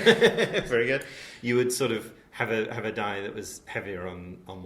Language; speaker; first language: English; native; English